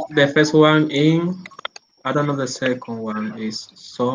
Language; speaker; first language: English; non-native, learner; Spanish